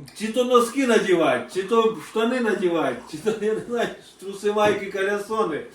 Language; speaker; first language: Ukrainian; non-native, local second language; Russian